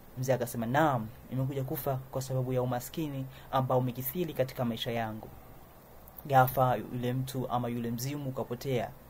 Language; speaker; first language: Swahili; native; Swahili